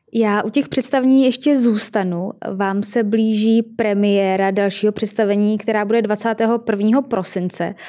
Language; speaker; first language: Czech; native; Czech